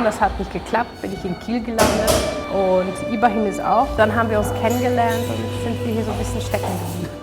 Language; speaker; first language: German; non-native, fluent; Dutch